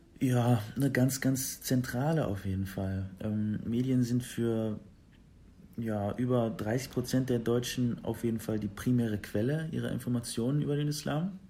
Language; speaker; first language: German; early bilingual, other home language; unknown